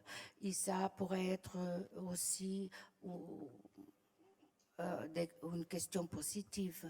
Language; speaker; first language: French; non-native, fluent; Portuguese